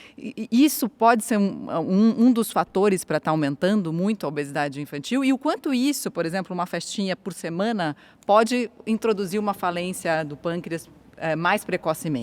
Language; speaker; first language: Portuguese; native; Portuguese